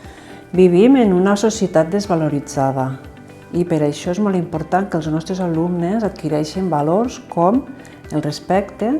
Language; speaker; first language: Catalan; native; Catalan